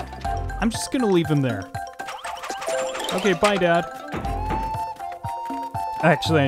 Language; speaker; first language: English; native; English